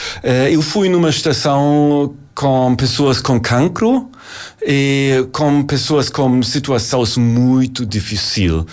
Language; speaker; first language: Portuguese; non-native, learner; German